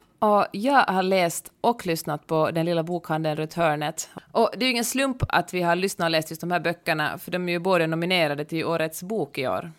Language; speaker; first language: Swedish; native; Swedish